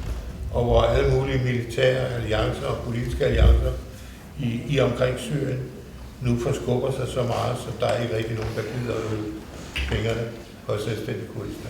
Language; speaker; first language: Danish; native; Danish